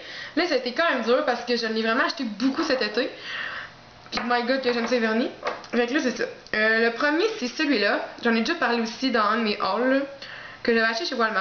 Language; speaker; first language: French; native; French